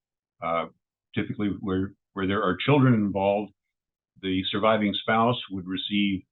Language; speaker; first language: English; native; English